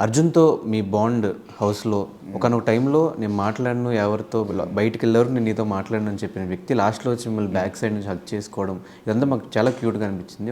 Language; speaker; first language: Telugu; native; Telugu